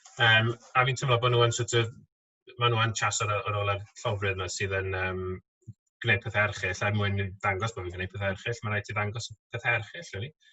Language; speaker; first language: Welsh; native; Welsh